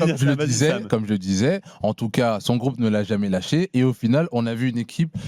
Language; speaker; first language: French; native; French